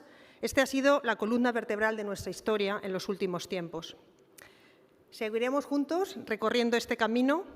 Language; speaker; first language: Spanish; native; Spanish